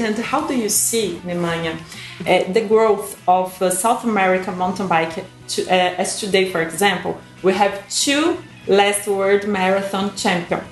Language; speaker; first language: English; non-native, learner; Portuguese